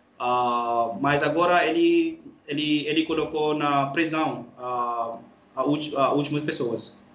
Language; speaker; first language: Portuguese; non-native, learner; Urdu